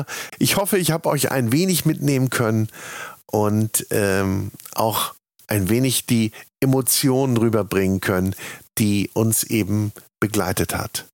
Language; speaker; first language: German; native; German